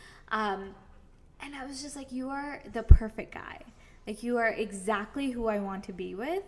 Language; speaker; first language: English; native; English